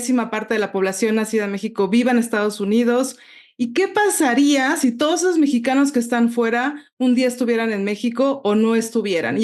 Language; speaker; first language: Spanish; native; Spanish